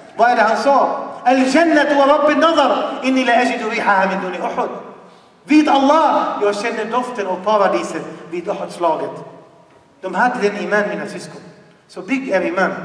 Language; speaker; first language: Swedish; non-native, fluent; Arabic